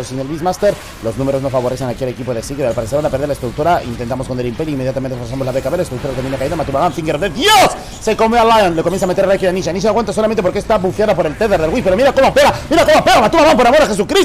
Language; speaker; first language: Spanish; native; Spanish